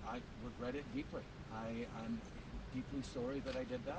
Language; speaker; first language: English; native; English